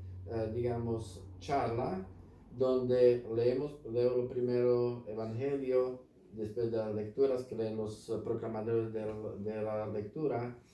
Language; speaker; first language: Spanish; non-native, fluent; Slovak